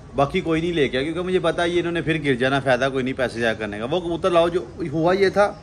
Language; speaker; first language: Urdu; non-native, local second language; Punjabi